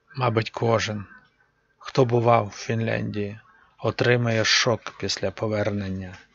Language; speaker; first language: Ukrainian; native; Ukrainian